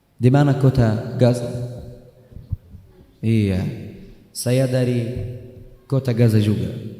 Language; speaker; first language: Indonesian; non-native, fluent; Arabic